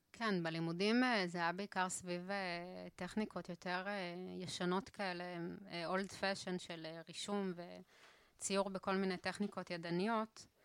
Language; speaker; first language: Hebrew; native; Hebrew